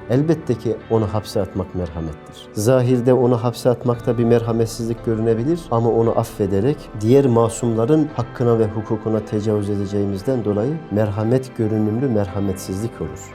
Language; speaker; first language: Turkish; native; Turkish